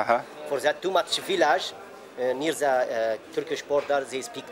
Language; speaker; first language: English; non-native, learner; Arabic